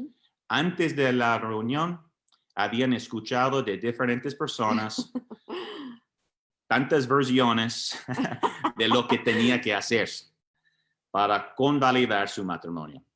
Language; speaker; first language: Spanish; non-native, fluent; English